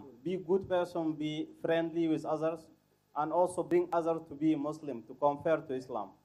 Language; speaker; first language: English; non-native, learner; Arabic